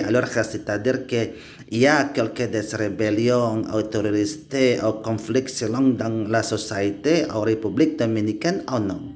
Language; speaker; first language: French; non-native, learner; Indonesian